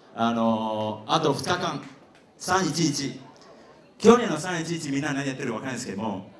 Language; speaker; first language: Japanese; non-native, fluent; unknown